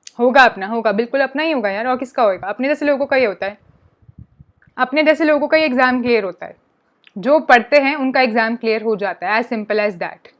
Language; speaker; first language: Hindi; non-native, local second language; Punjabi